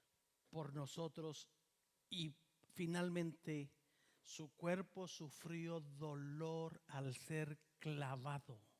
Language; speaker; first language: Spanish; native; Spanish